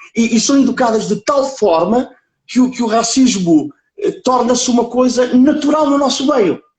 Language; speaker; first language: Portuguese; early bilingual, other home language; Kabuverdianu